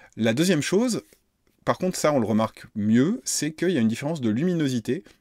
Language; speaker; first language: French; native; French